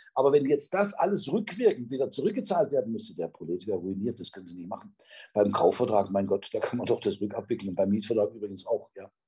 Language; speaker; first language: German; native; German